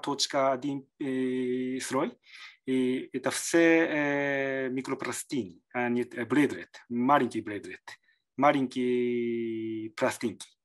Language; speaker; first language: Russian; non-native, learner; Japanese